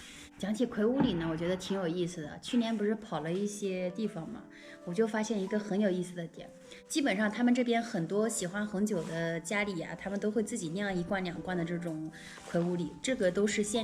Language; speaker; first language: Chinese; native; Chinese